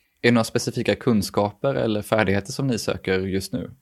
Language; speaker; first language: Swedish; native; Swedish